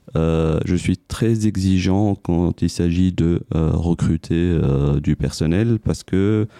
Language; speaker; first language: French; non-native, local second language; Arabic